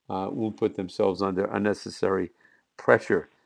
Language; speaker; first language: English; native; English